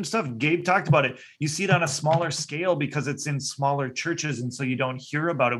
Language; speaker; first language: English; native; English